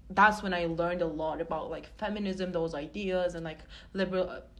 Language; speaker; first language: English; non-native, fluent; Turkish